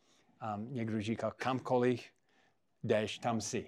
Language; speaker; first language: Czech; non-native, fluent; English